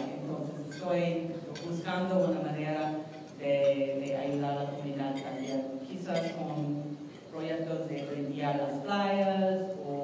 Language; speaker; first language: Spanish; non-native, fluent; English